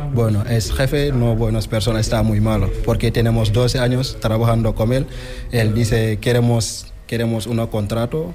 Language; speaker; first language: Spanish; non-native, learner; Wolof